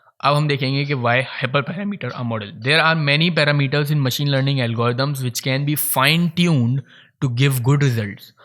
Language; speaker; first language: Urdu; native; Urdu